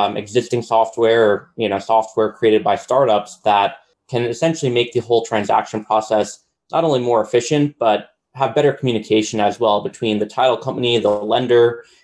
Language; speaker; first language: English; native; English